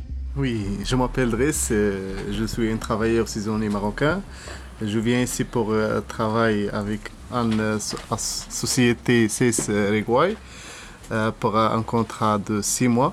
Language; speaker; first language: French; non-native, local second language; Arabic